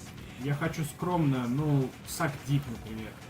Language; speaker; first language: Russian; native; Russian